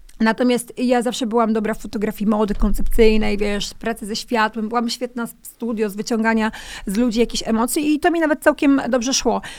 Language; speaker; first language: Polish; native; Polish